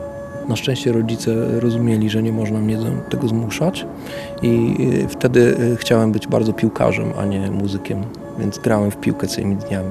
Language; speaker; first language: Polish; native; Polish